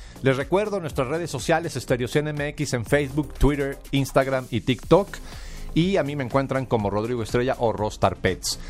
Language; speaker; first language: Spanish; native; Spanish